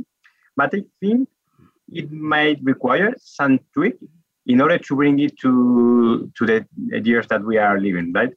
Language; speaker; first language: English; non-native, fluent; Spanish